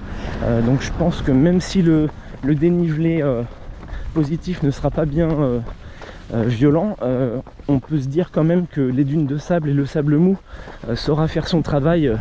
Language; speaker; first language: French; native; French